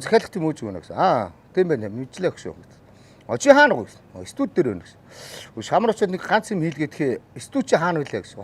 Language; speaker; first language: Mongolian; native; Mongolian